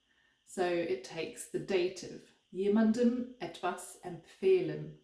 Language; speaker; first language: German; non-native, fluent; English